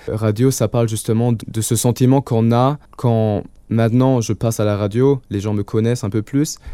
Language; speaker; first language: French; non-native, local second language; Luxembourgish